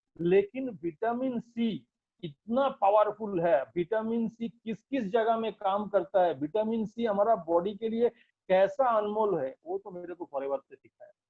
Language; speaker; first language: Hindi; non-native, local second language; Bangla